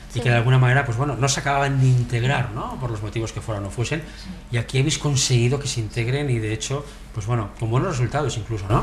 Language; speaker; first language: Spanish; native; Spanish